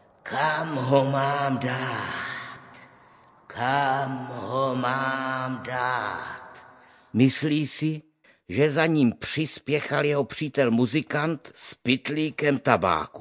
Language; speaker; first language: Czech; native; Czech